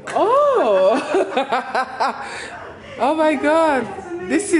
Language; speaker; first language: English; non-native, fluent; French